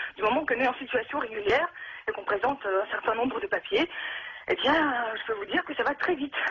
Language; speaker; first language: French; non-native, fluent; Russian